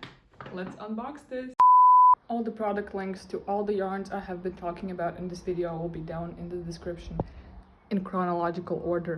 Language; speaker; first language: English; non-native, fluent; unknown